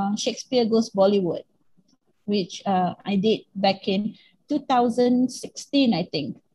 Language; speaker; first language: English; non-native, local second language; Malay